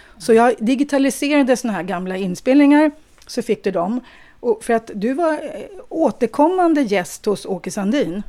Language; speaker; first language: Swedish; native; Swedish